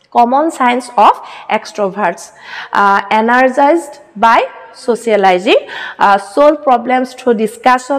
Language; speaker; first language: English; non-native, local second language; Assamese